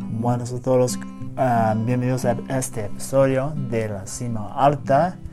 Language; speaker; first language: Spanish; non-native, learner; English